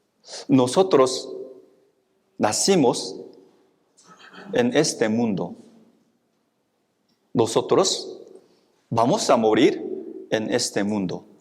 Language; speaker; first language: Spanish; non-native, fluent; Korean